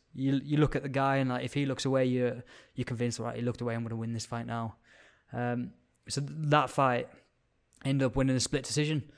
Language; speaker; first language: English; native; English